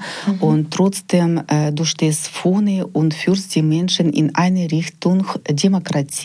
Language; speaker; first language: German; non-native, fluent; Ukrainian